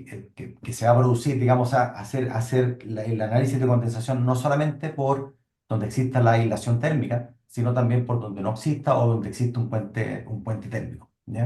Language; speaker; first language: Spanish; native; Spanish